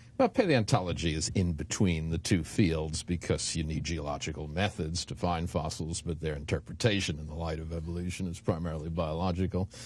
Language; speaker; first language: English; native; English